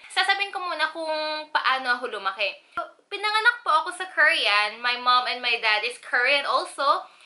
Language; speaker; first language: Filipino; early bilingual, other home language; Korean